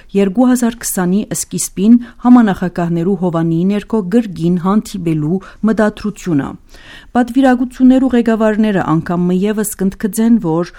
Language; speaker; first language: Armenian; early bilingual, heritage; Armenian